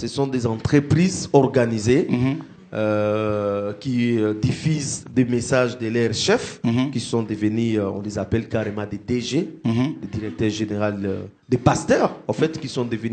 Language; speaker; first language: French; non-native, local second language; Lingala